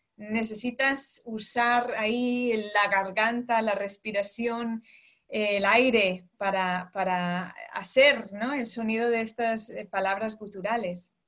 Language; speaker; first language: Spanish; early bilingual, heritage; Spanish